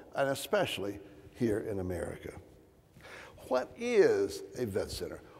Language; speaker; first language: English; native; English